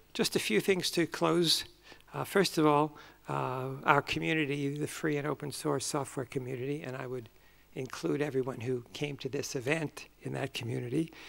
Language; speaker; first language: English; native; English